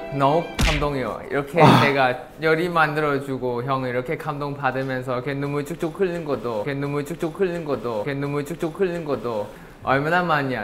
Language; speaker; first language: Korean; non-native, fluent; Thai